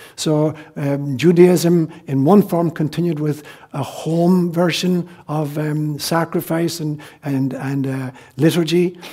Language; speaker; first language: English; native; English